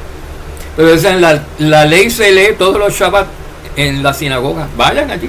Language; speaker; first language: Spanish; native; Spanish